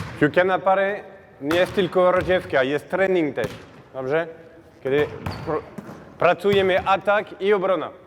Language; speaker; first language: Polish; non-native, learner; French